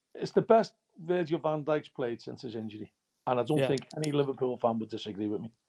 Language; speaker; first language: English; native; English